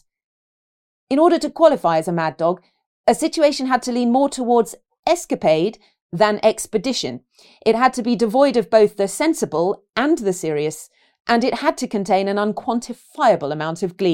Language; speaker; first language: English; native; English